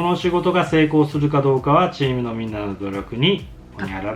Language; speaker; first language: Japanese; native; Japanese